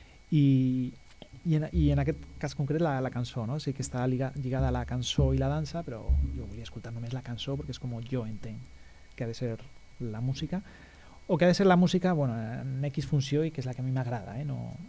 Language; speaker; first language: Catalan; non-native, local second language; Spanish